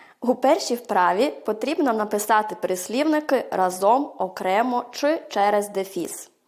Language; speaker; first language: Ukrainian; early bilingual, heritage; Ukrainian